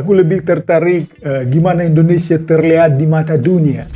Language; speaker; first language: Indonesian; non-native, fluent; Russian